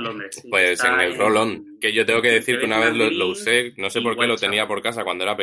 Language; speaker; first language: Spanish; native; Spanish